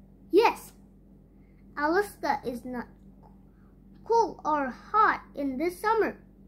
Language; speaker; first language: English; non-native, learner; Indonesian